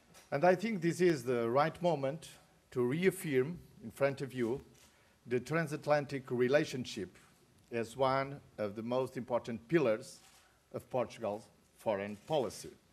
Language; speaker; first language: English; non-native, fluent; Portuguese